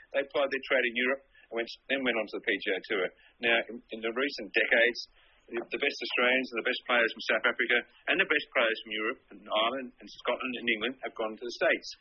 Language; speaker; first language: English; native; English